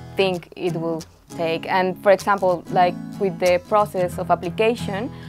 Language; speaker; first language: English; non-native, fluent; Spanish